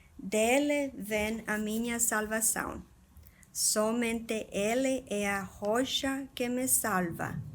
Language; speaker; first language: Portuguese; non-native, fluent; Spanish